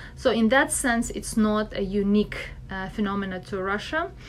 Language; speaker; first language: English; non-native, fluent; Russian